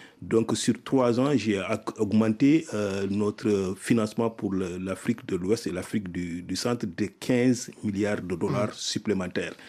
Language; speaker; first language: French; non-native, local second language; Soninke